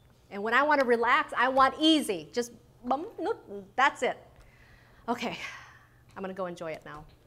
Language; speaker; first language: English; early bilingual, other home language; Vietnamese